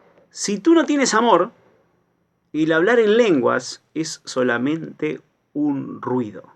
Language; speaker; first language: Spanish; native; Spanish